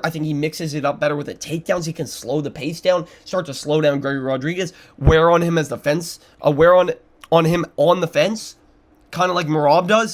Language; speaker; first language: English; native; English